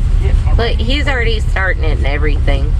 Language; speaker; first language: English; native; English